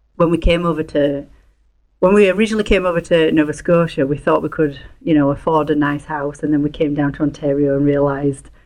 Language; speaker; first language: English; native; English